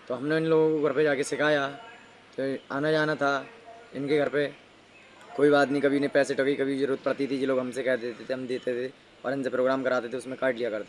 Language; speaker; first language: Hindi; native; Hindi